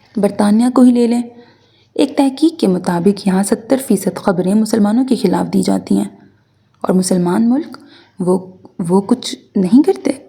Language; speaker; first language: Urdu; native; Urdu